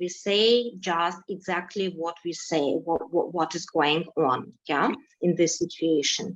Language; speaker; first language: English; non-native, fluent; Ukrainian